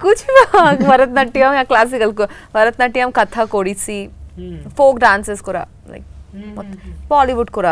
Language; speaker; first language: Telugu; non-native, learner; Bangla